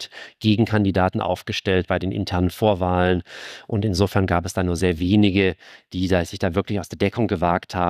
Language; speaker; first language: German; native; German